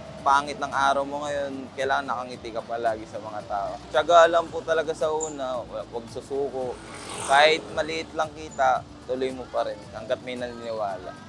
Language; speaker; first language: Filipino; native; Filipino